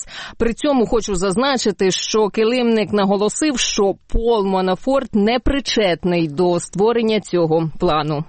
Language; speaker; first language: Ukrainian; native; Ukrainian